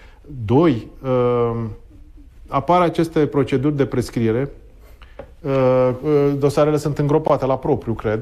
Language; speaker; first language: Romanian; native; Romanian